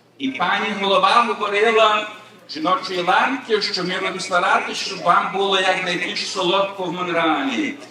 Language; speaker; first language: Ukrainian; early bilingual, heritage; Ukrainian